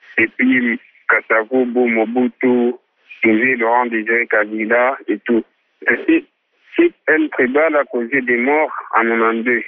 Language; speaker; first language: French; non-native, local second language; Swahili